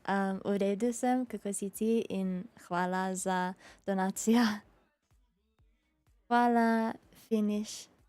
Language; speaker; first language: Slovenian; early bilingual, heritage; Slovenian